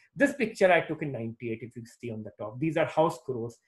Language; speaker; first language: English; non-native, local second language; Hindi